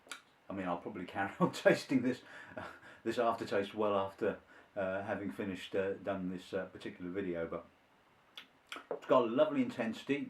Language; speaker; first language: English; native; English